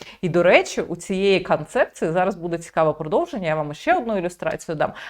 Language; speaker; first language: Ukrainian; native; Ukrainian